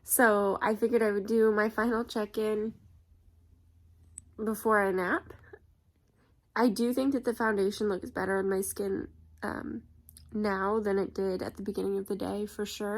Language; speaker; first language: English; native; English